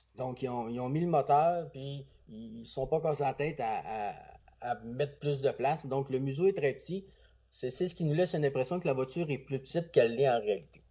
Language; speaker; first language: French; native; French